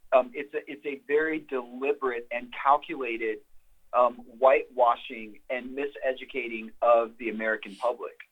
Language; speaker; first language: English; native; English